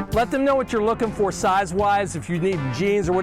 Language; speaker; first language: English; native; English